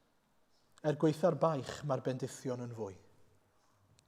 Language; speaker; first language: Welsh; native; Welsh